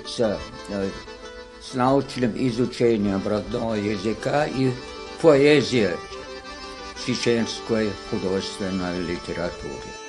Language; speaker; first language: Russian; non-native, local second language; Chechen